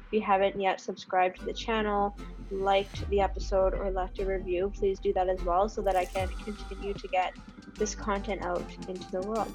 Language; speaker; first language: English; native; English